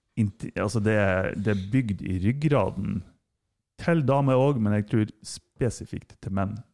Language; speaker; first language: Norwegian; non-native, fluent; German